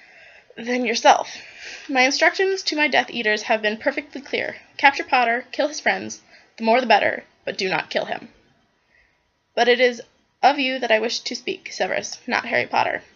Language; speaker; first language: English; native; English